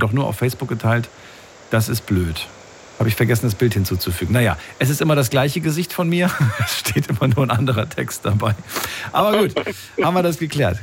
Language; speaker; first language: German; native; German